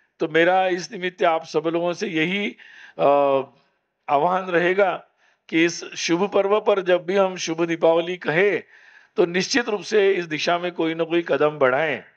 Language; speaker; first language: Hindi; non-native, local second language; Marathi